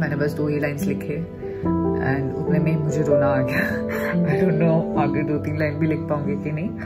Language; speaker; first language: Hindi; non-native, local second language; Marathi